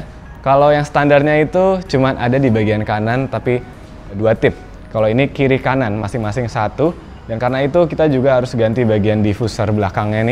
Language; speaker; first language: Indonesian; native; Indonesian